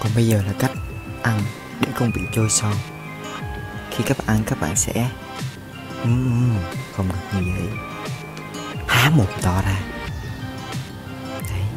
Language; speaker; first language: Vietnamese; native; Vietnamese